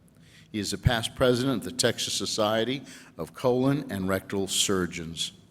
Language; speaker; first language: English; native; English